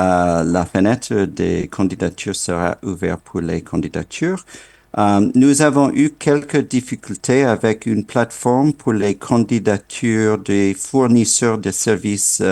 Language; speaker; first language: French; non-native, fluent; English